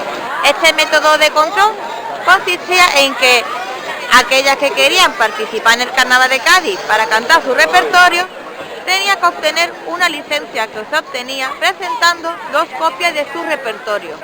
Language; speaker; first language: Spanish; native; Spanish